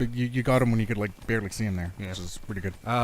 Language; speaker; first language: English; native; English